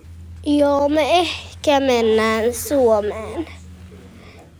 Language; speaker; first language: Finnish; early bilingual, heritage; Finnish